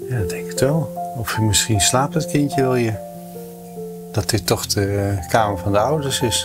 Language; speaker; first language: Dutch; native; Dutch